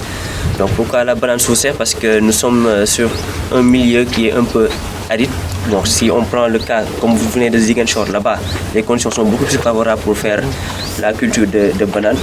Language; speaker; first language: French; non-native, local second language; Wolof